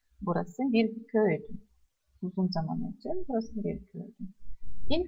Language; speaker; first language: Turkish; non-native, fluent; Russian